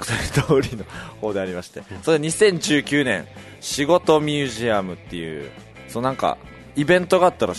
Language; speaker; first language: Japanese; native; Japanese